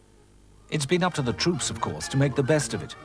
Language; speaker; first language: English; native; English